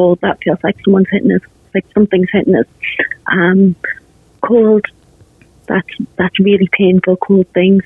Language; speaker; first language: English; native; English